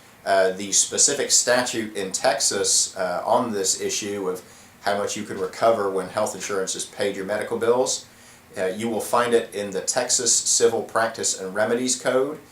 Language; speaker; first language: English; native; English